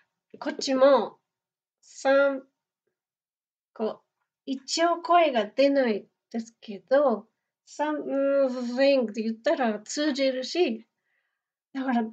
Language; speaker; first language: Japanese; non-native, fluent; English